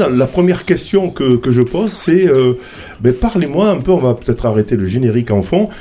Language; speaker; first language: French; native; French